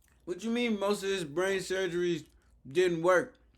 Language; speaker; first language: English; native; English